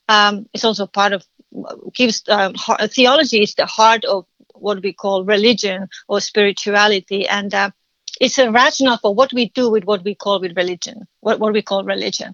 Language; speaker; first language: English; non-native, fluent; Finnish